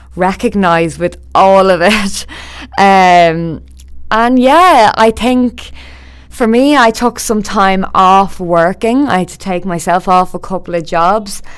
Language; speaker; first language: English; native; English